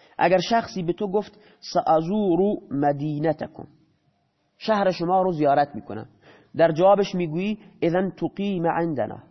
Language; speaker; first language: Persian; non-native, local second language; Baluchi